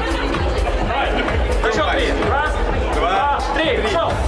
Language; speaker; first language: Russian; native; Russian